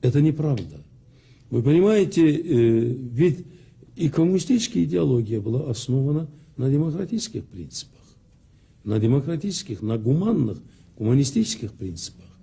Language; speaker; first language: Russian; non-native, local second language; Azerbaijani